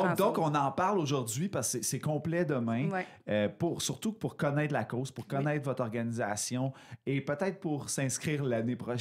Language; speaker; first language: French; native; French